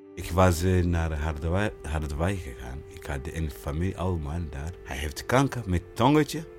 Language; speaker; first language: Dutch; non-native, learner; Rundi